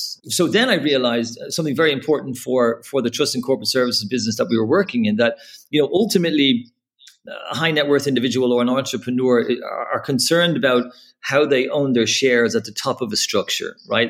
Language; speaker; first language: English; native; English